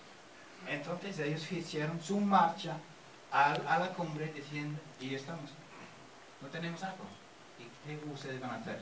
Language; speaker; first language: Spanish; non-native, fluent; English